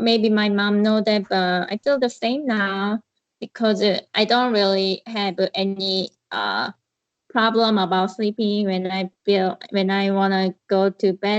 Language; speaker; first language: English; non-native, learner; Korean